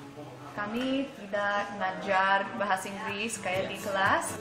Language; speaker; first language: Indonesian; non-native, fluent; English